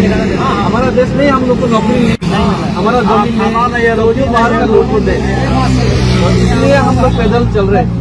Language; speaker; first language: Hindi; non-native, local second language; Kok Borok